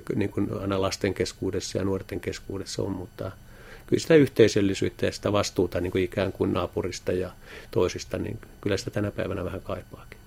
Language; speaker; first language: Finnish; native; Finnish